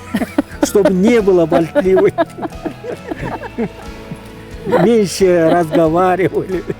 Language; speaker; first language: Russian; non-native, local second language; Kyrgyz